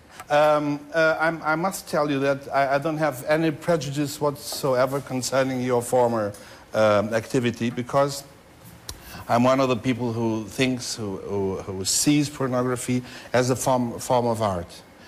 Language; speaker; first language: English; non-native, fluent; Portuguese